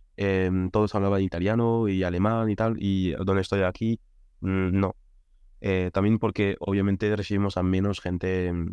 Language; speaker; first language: Spanish; non-native, fluent; French